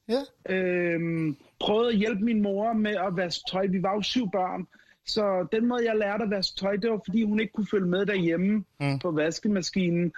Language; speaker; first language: Danish; early bilingual, other home language; Arabic